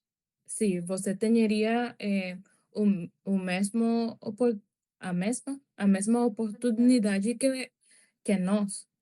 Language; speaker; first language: Portuguese; non-native, learner; Spanish